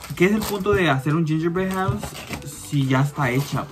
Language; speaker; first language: Spanish; early bilingual, heritage; Spanish